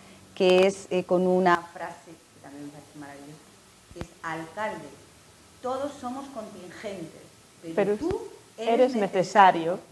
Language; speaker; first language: Spanish; native; Spanish